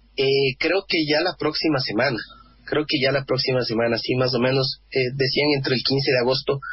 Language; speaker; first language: Spanish; native; Spanish